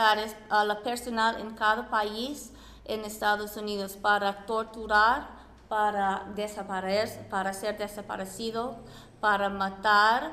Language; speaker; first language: Spanish; non-native, fluent; English